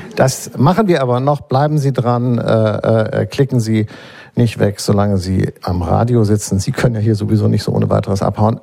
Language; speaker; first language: German; native; German